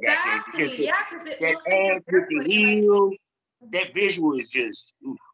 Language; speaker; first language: English; native; English